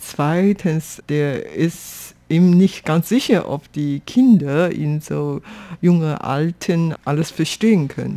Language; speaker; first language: German; non-native, fluent; Chinese